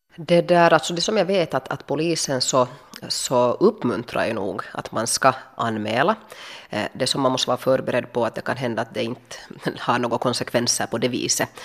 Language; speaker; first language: Swedish; native; Swedish